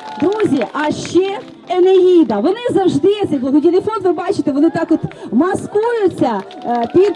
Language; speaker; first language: Ukrainian; native; Ukrainian